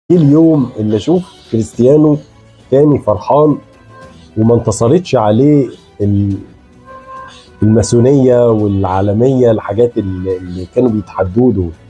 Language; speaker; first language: Arabic; native; Arabic